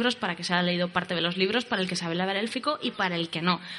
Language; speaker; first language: Spanish; native; Spanish